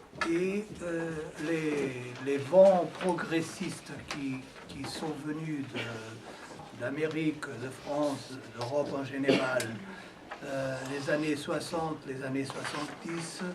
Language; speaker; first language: French; non-native, fluent; Portuguese